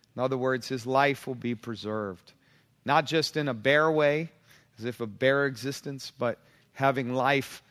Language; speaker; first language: English; native; English